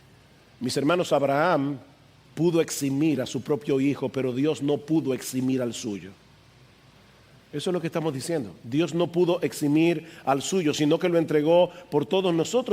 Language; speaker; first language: Spanish; native; Spanish